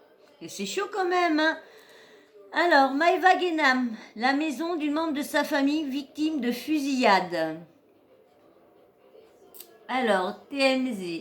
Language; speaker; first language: French; native; French